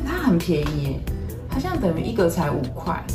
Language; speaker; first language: Chinese; native; Chinese